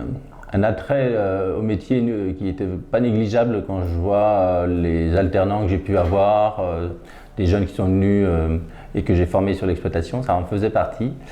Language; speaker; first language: French; native; French